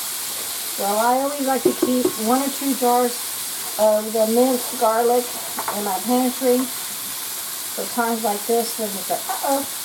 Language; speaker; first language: English; native; English